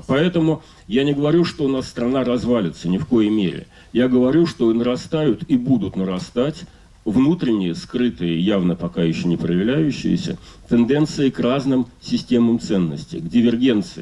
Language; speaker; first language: Russian; native; Russian